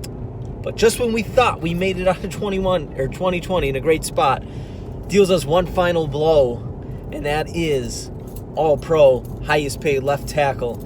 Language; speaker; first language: English; native; English